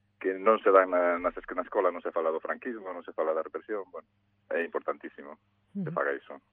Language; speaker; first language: Galician; native; Galician